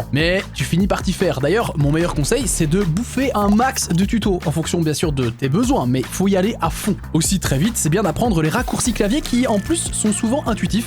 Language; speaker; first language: French; native; French